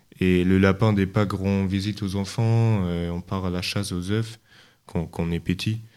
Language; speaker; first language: French; non-native, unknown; German